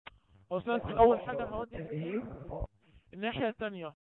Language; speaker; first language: Arabic; native; Arabic